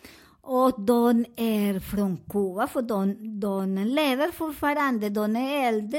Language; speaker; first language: Swedish; non-native, learner; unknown